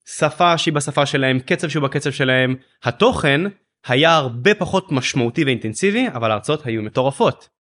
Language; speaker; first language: Hebrew; native; Hebrew